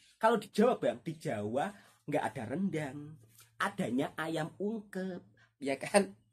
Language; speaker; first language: Indonesian; native; Indonesian